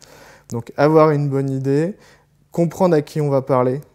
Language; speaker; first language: French; native; French